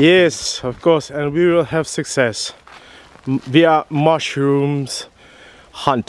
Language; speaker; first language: English; non-native, learner; Ukrainian